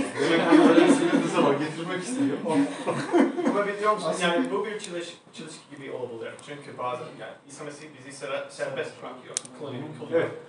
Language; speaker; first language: Turkish; non-native, fluent; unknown